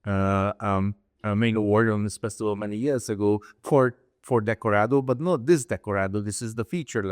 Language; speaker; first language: English; non-native, fluent; Hungarian